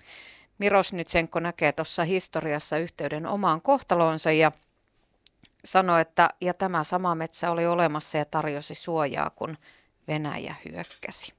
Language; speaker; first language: Finnish; native; Finnish